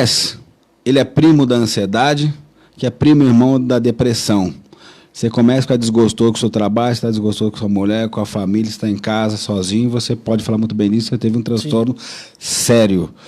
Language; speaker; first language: Portuguese; native; Portuguese